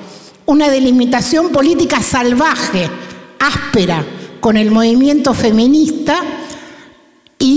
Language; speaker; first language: Spanish; native; Spanish